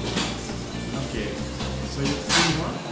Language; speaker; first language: English; non-native, learner; Indonesian